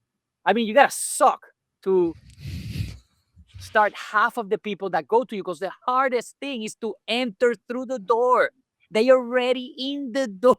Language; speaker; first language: English; non-native, local second language; Spanish